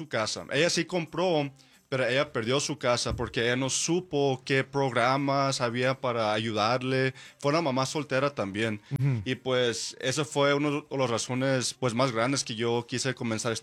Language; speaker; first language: Spanish; early bilingual, heritage; Spanish